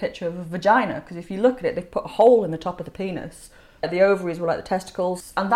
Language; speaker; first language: English; native; English